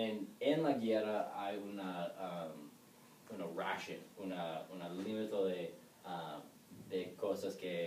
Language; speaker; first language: Spanish; non-native, learner; English